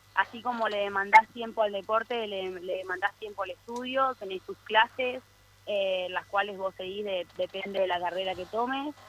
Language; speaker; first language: Spanish; native; Spanish